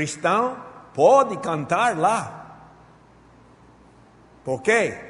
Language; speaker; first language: Portuguese; non-native, fluent; Spanish